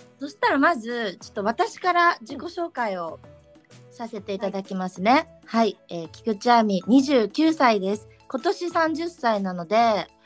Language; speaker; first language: Japanese; native; Japanese